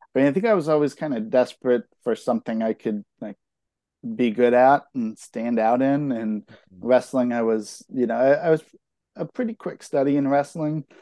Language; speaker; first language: English; native; English